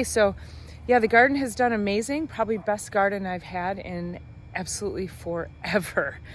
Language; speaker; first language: English; native; English